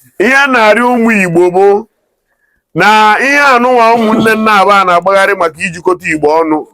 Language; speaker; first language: Igbo; native; Igbo